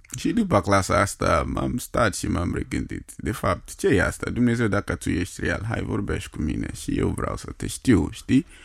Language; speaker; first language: Romanian; non-native, fluent; Yoruba